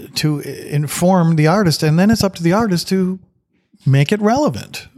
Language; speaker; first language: English; native; English